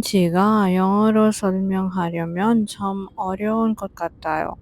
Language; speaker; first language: Korean; non-native, fluent; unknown